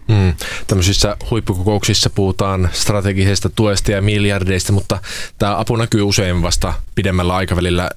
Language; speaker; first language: Finnish; native; Finnish